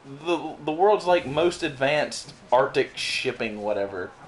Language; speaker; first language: English; native; English